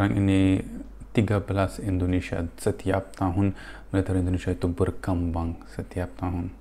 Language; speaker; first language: Indonesian; non-native, fluent; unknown